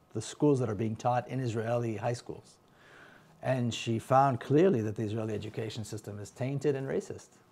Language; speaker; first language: English; non-native, fluent; Hebrew